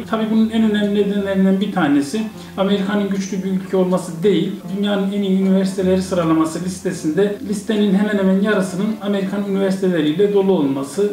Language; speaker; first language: Turkish; native; Turkish